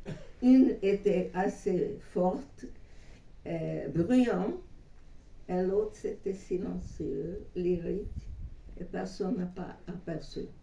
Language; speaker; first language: French; non-native, fluent; Hungarian